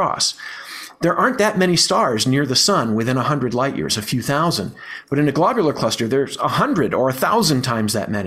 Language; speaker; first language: English; native; English